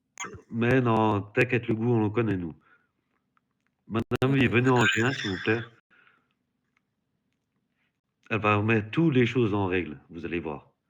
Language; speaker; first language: French; native; French